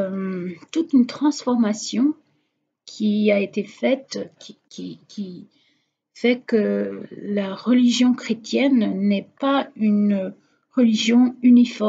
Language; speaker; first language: French; non-native, fluent; Portuguese